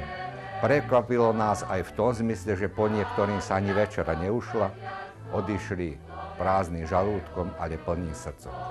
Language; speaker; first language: Slovak; native; Slovak